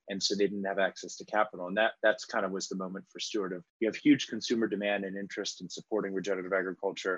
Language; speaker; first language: English; native; English